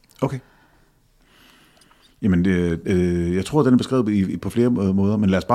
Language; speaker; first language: Danish; native; Danish